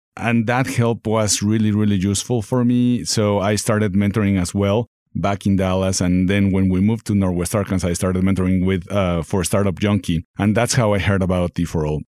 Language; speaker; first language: English; non-native, fluent; Spanish